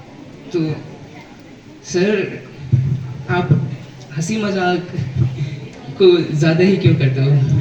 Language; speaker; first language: Hindi; native; Hindi